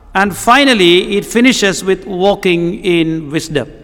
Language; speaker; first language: English; non-native, local second language; Malayalam